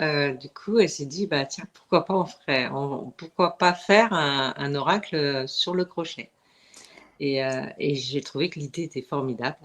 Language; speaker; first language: French; native; French